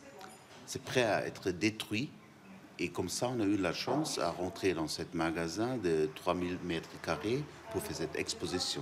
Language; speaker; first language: French; non-native, fluent; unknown